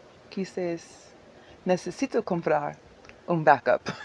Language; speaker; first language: Spanish; non-native, learner; English